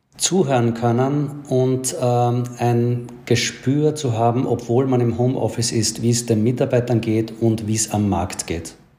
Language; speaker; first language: German; native; German